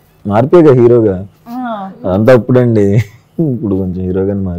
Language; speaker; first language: Telugu; native; Telugu